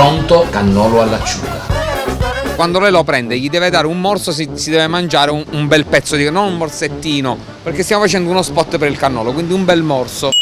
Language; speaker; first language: Italian; native; Italian